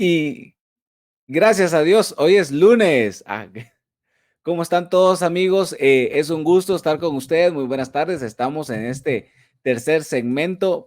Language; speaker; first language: Spanish; native; Spanish